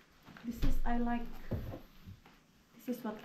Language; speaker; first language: English; non-native, learner; Filipino